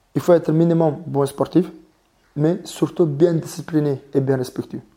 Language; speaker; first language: French; non-native, learner; Mongolian